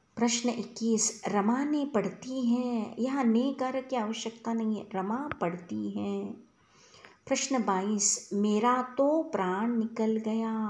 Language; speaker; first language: Hindi; non-native, local second language; Kannada